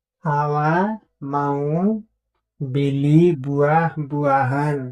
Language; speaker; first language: Indonesian; non-native, fluent; Nepali